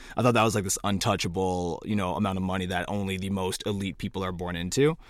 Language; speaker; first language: English; native; English